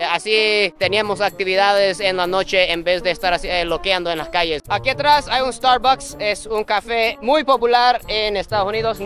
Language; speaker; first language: Spanish; non-native, fluent; Japanese